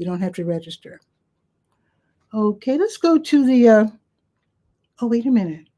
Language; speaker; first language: English; native; English